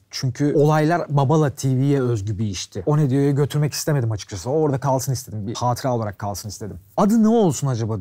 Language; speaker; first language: Turkish; native; Turkish